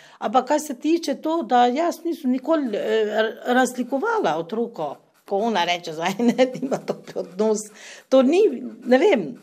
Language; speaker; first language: Slovenian; non-native, fluent; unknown